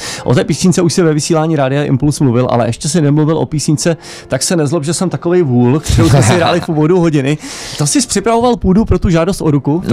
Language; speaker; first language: Czech; native; Czech